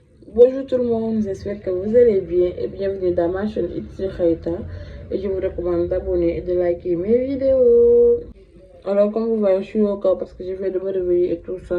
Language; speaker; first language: French; non-native, fluent; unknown